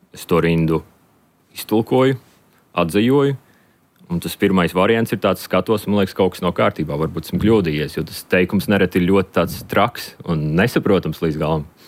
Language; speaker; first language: Latvian; native; Latvian